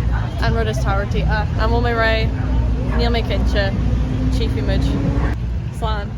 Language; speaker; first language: Irish; non-native, learner; English